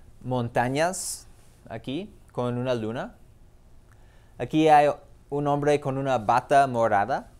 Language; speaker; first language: Spanish; non-native, fluent; English